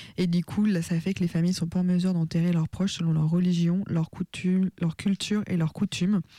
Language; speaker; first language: French; native; French